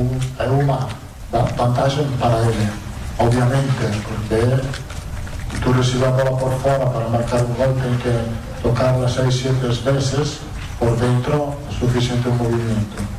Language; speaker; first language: Portuguese; non-native, fluent; Italian